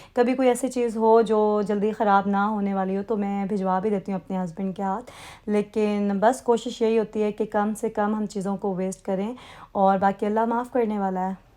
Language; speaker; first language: Urdu; native; Urdu